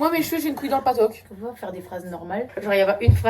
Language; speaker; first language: French; native; French